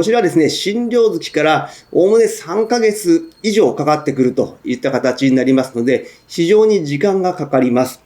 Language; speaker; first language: Japanese; native; Japanese